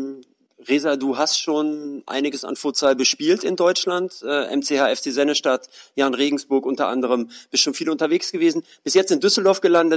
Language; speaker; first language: German; native; German